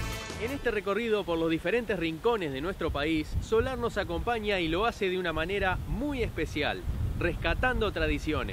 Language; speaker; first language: Spanish; native; Spanish